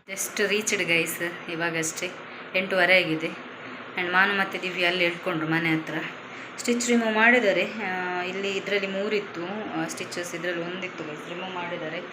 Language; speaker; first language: Kannada; native; Kannada